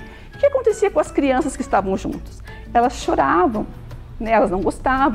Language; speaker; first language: Portuguese; native; Portuguese